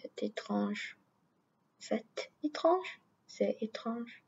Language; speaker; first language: French; non-native, learner; English